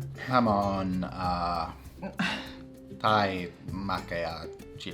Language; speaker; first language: Finnish; non-native, learner; English